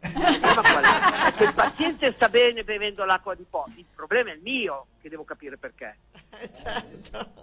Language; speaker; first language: Italian; native; Italian